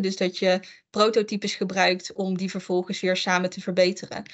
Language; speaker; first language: Dutch; native; Dutch